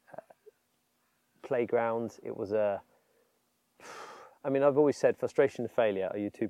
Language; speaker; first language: English; native; English